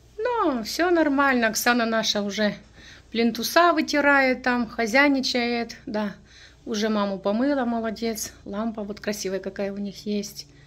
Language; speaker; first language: Russian; non-native, local second language; Ukrainian